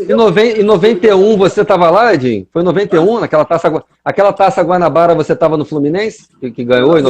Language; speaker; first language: Portuguese; native; Portuguese